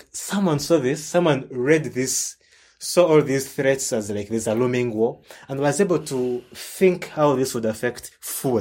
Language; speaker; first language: English; non-native, local second language; Ganda